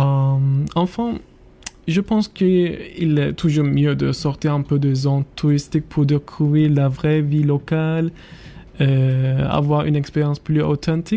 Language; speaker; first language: French; non-native, learner; Turkish